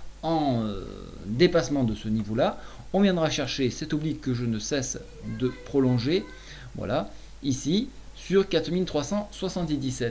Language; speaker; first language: French; native; French